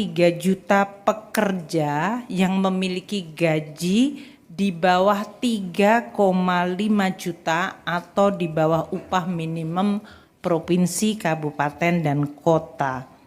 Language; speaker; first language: Indonesian; native; Indonesian